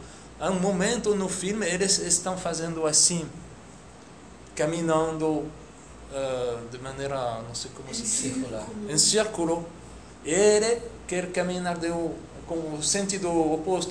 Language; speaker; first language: Portuguese; non-native, fluent; French